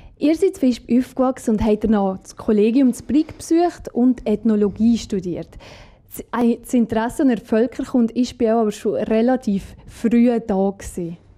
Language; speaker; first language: German; native; German